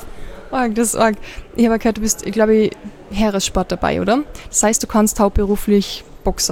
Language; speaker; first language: German; native; German